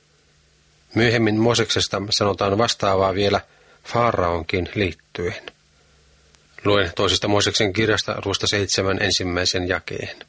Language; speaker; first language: Finnish; native; Finnish